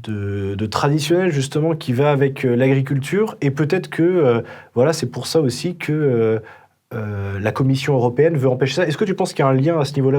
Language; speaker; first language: French; native; French